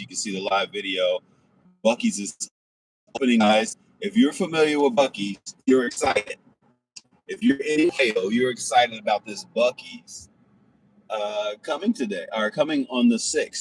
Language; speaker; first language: English; native; English